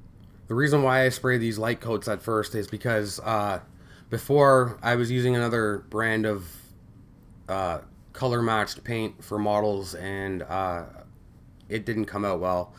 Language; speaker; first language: English; native; English